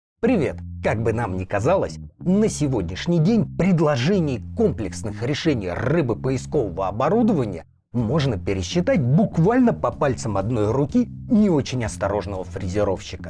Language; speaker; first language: Russian; native; Russian